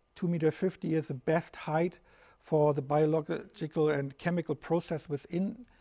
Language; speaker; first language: English; non-native, fluent; German